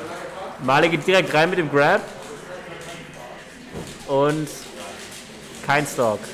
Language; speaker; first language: German; native; German